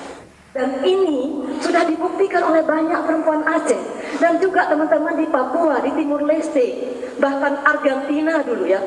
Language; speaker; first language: Indonesian; native; Indonesian